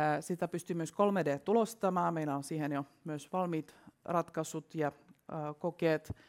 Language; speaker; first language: Finnish; non-native, fluent; Russian